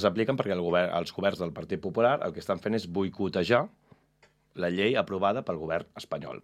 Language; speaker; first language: Catalan; native; Catalan